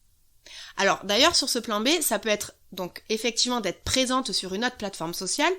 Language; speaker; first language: French; native; French